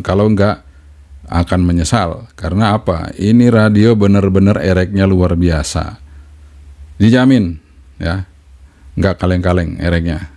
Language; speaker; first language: Indonesian; native; Indonesian